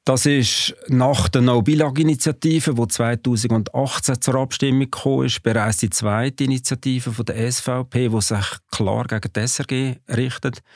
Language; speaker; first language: German; native; German